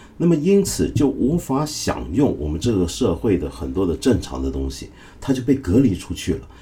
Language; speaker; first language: Chinese; non-native, local second language; Cantonese